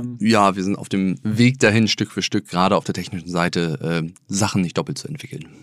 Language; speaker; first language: German; native; German